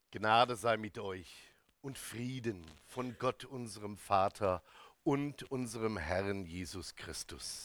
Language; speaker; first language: German; native; German